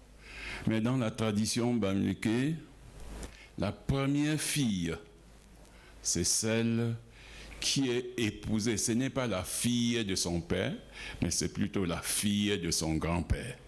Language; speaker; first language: French; non-native, local second language; Ghomala